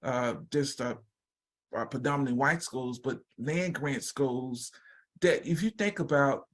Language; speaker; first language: English; native; English